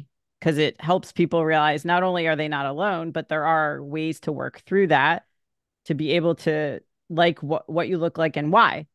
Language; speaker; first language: English; native; English